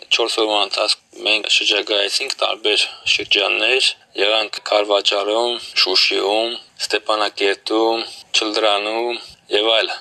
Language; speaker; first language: Armenian; early bilingual, heritage; Armenian